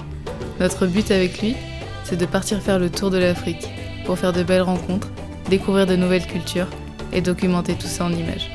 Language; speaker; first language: French; native; French